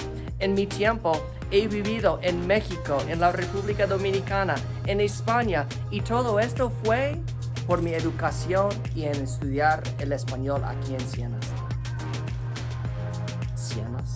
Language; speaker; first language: Spanish; non-native, fluent; English